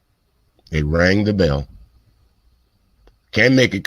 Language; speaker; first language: English; native; English